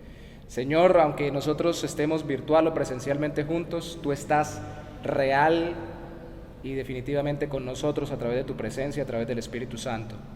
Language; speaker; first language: Spanish; native; Spanish